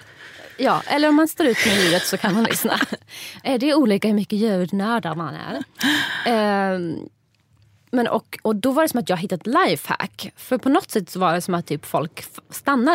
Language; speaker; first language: Swedish; native; Swedish